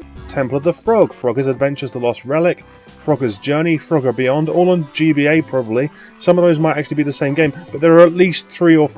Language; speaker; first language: English; native; English